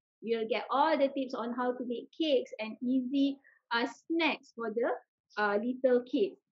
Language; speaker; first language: English; non-native, local second language; Malay